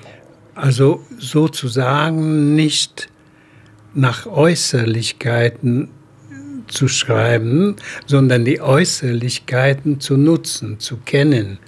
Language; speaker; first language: German; non-native, fluent; Hungarian